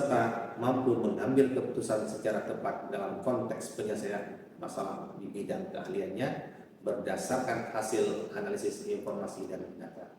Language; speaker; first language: Indonesian; native; Indonesian